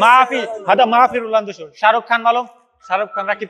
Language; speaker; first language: Arabic; non-native, learner; Bangla